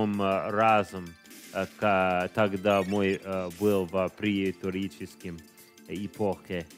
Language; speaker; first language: Russian; non-native, learner; English